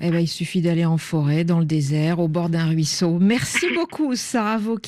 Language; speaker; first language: French; native; French